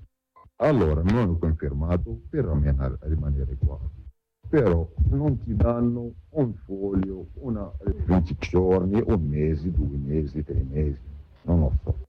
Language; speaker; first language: Italian; non-native, learner; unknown